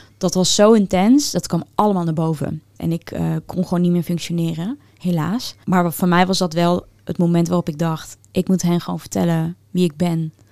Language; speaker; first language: Dutch; early bilingual, other home language; Turkish